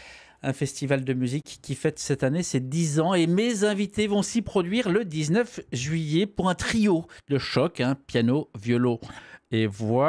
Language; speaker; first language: French; native; French